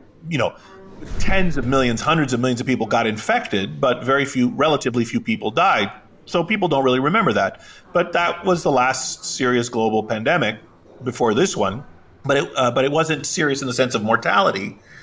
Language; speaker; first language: English; early bilingual, other home language; Greek